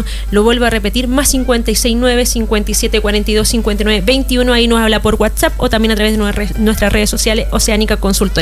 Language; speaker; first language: Spanish; native; Spanish